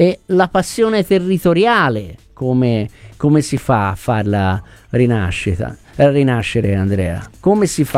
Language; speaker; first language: Italian; native; Italian